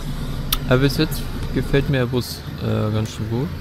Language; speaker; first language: German; native; German